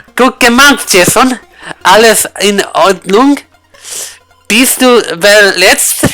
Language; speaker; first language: German; non-native, learner; English